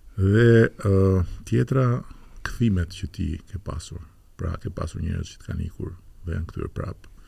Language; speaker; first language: Albanian; native; Albanian